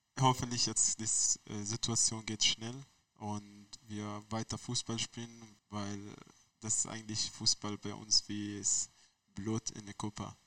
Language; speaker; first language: German; non-native, learner; Arabic